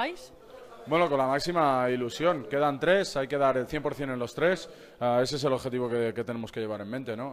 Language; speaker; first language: Spanish; native; Spanish